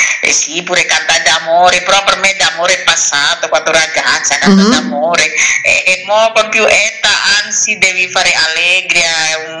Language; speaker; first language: Italian; non-native, learner; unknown